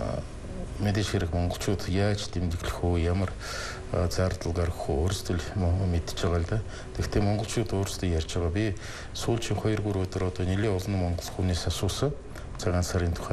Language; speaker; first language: Mongolian; non-native, fluent; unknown